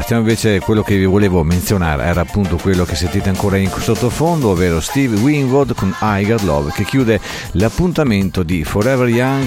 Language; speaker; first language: Italian; native; Italian